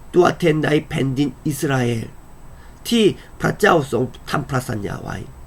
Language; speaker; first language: Thai; non-native, fluent; Korean